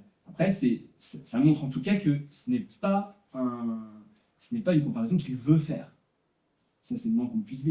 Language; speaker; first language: French; native; French